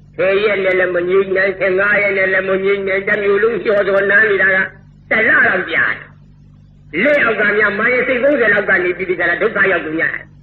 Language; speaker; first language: Burmese; native; Burmese